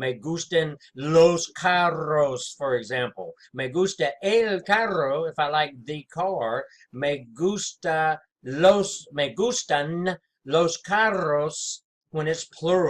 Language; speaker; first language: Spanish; non-native, fluent; English